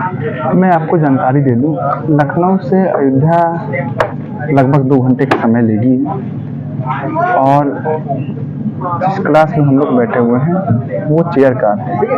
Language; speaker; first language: Hindi; native; Hindi